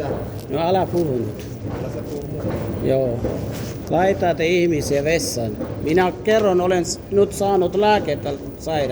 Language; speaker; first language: Finnish; non-native, learner; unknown